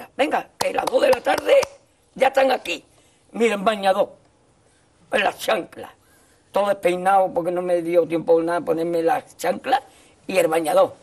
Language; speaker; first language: Spanish; native; Spanish